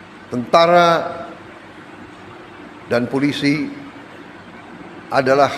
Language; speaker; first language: Indonesian; native; Indonesian